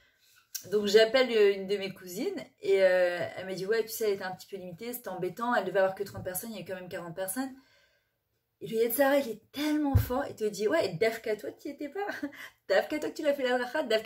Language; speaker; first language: French; native; French